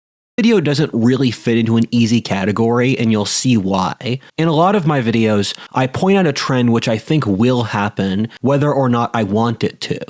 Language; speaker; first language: English; native; English